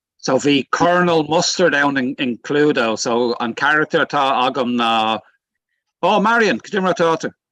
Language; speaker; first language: Irish; non-native, local second language; English